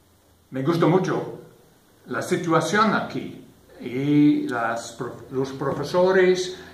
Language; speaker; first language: Spanish; non-native, learner; English